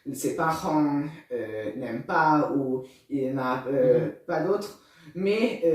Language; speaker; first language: French; non-native, learner; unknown